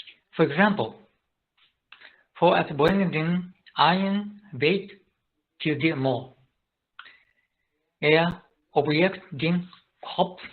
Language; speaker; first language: Danish; non-native, learner; Japanese